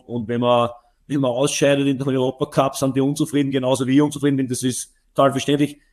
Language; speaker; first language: German; native; German